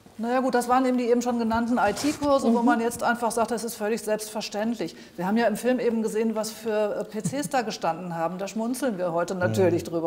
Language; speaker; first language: German; native; German